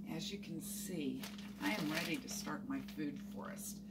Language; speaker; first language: English; native; English